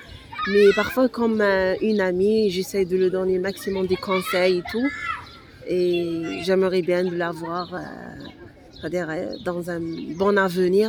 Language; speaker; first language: French; non-native, local second language; Arabic